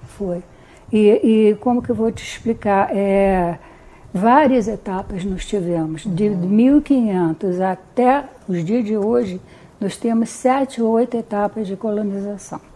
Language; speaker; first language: Portuguese; early bilingual, other home language; Hungarian